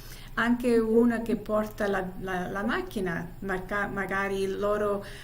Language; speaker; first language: Italian; early bilingual, heritage; Italian